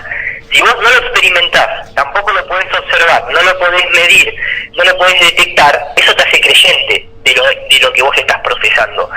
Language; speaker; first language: Spanish; native; Spanish